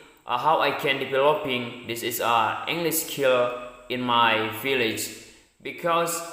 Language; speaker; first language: English; non-native, learner; Indonesian